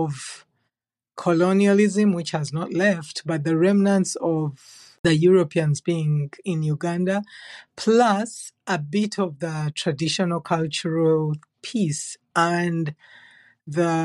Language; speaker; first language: English; non-native, local second language; Ganda